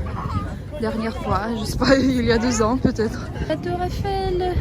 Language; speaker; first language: French; non-native, fluent; Russian